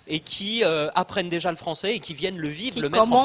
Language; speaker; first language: French; native; French